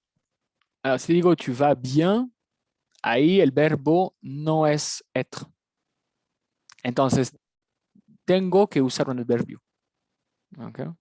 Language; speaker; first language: Spanish; non-native, fluent; French